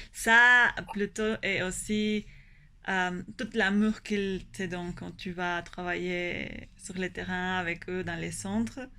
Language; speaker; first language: French; non-native, fluent; Spanish